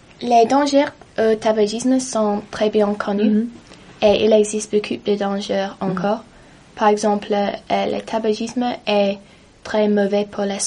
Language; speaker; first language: French; non-native, learner; English